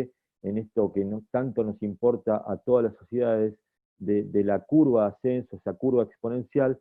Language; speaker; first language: Spanish; native; Spanish